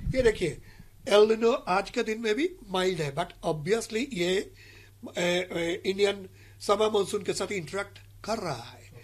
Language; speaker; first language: Hindi; non-native, local second language; Marathi